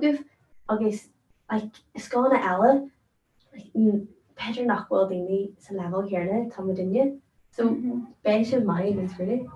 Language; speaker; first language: Irish; non-native, local second language; English